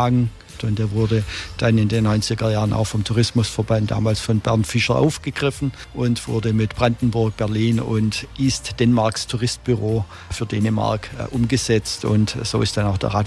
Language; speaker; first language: German; native; German